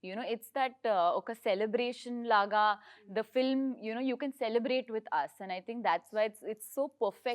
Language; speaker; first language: Telugu; non-native, learner; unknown